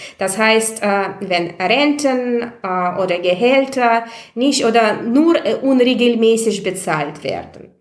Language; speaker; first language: German; non-native, fluent; Russian